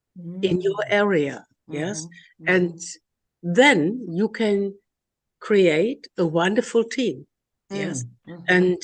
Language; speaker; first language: English; non-native, learner; German